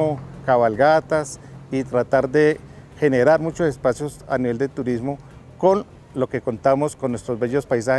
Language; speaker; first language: Spanish; native; Spanish